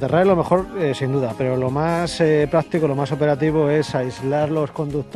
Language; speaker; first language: Spanish; native; Spanish